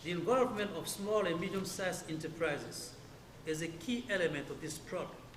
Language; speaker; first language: English; non-native, local second language; French